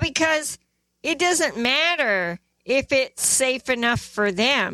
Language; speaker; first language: English; native; English